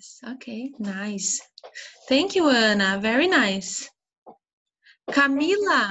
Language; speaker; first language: English; non-native, fluent; Portuguese